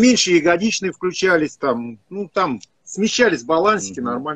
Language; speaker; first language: Russian; native; Russian